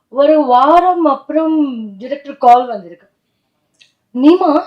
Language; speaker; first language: Tamil; non-native, learner; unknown